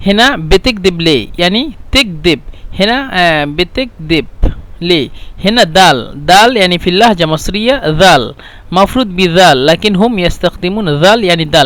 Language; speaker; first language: Arabic; non-native, fluent; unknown